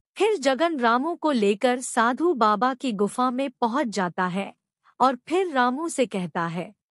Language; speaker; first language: Hindi; native; Hindi